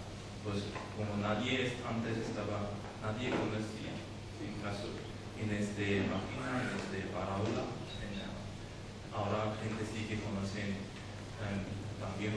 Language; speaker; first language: Spanish; non-native, learner; Urdu